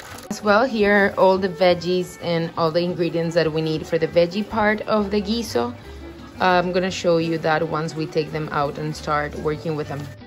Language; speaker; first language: English; non-native, fluent; Spanish